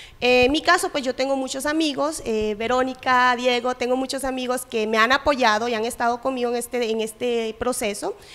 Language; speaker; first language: Spanish; native; Spanish